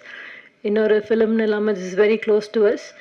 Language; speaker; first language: Tamil; native; Tamil